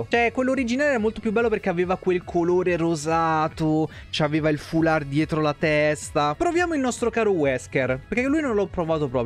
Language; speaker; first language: Italian; native; Italian